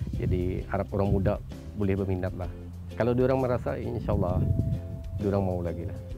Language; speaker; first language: Malay; native; Malay